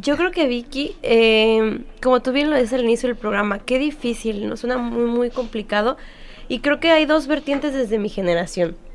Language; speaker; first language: Spanish; native; Spanish